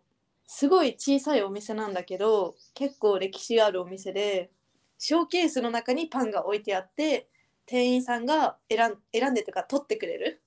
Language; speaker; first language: Japanese; native; Japanese